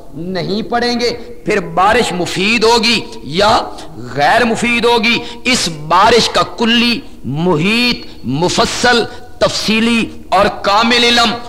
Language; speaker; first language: Urdu; non-native, local second language; Punjabi